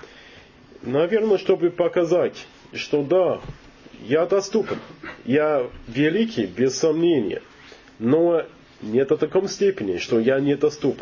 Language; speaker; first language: Russian; non-native, learner; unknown